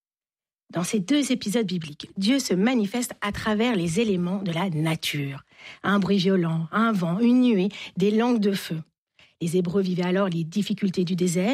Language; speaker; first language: French; native; French